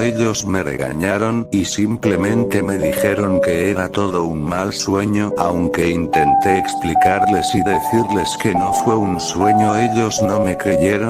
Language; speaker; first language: Spanish; native; Spanish